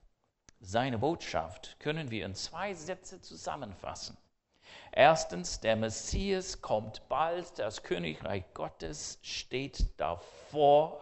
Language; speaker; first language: German; non-native, fluent; English